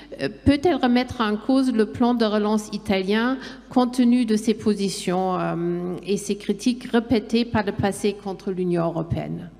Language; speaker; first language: French; non-native, fluent; German